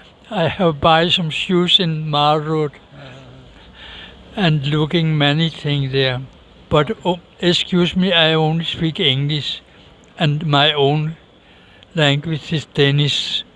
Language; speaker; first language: English; non-native, learner; Danish